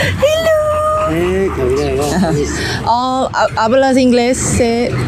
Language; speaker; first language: Spanish; non-native, learner; Korean